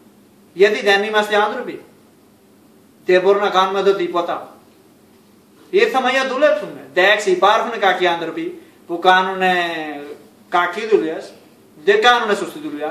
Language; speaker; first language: Greek; non-native, learner; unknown